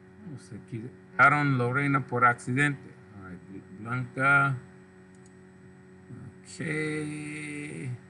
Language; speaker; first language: Spanish; non-native, local second language; English